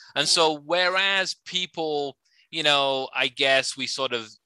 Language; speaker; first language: English; native; English